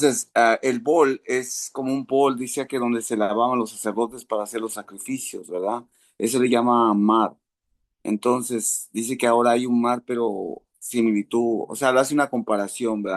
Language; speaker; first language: Spanish; native; Spanish